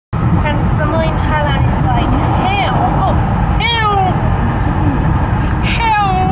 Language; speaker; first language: English; non-native, learner; Thai